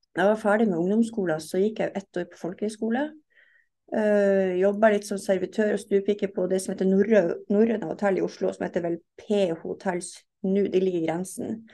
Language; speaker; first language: Norwegian; native; Norwegian